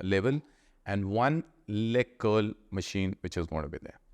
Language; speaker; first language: English; non-native, local second language; Punjabi